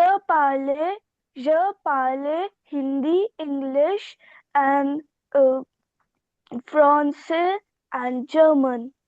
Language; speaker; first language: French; non-native, learner; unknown